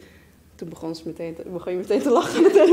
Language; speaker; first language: Dutch; native; Dutch